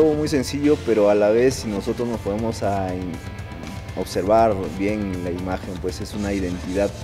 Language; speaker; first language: Spanish; native; Spanish